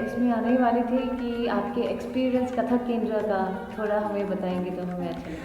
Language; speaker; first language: Hindi; non-native, local second language; Assamese